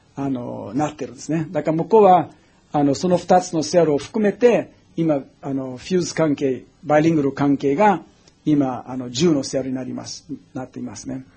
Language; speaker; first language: Japanese; non-native, fluent; English